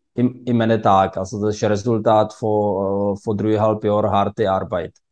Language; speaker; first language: German; non-native, fluent; Czech